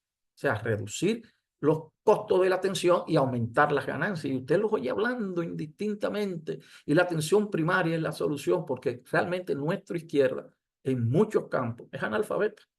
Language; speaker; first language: Spanish; native; Spanish